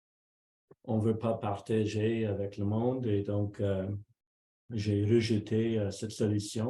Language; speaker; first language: French; non-native, local second language; English